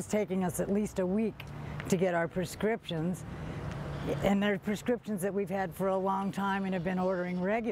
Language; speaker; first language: English; native; English